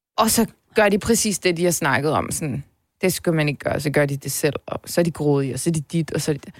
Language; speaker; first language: Danish; early bilingual, other home language; Turkish